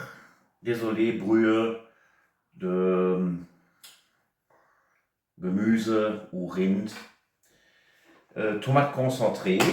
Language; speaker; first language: French; non-native, local second language; German